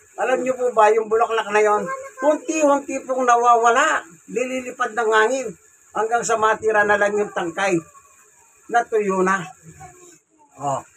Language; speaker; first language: Filipino; non-native, local second language; Pampanga